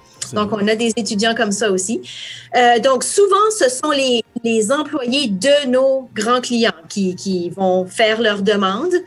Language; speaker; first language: French; native; French